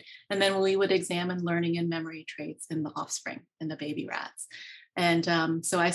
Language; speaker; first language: English; native; English